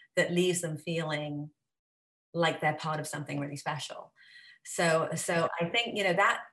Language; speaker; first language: English; native; English